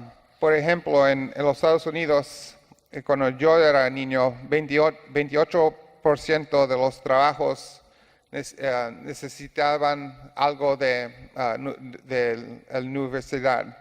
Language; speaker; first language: Spanish; non-native, learner; English